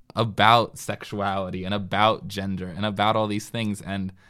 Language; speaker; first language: English; native; English